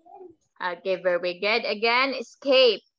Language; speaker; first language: English; non-native, fluent; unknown